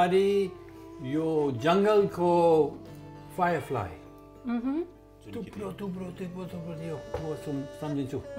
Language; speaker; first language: Nepali; non-native, learner; English